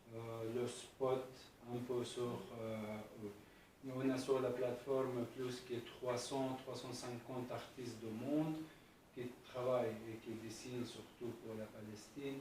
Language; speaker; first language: French; non-native, fluent; Arabic